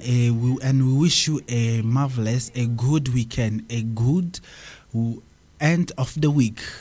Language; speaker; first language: English; non-native, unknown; Swahili